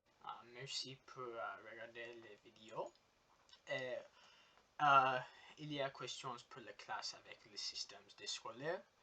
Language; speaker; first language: French; non-native, learner; English